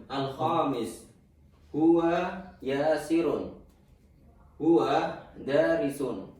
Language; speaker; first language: Arabic; non-native, learner; Indonesian